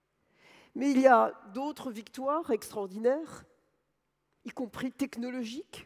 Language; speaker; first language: French; native; French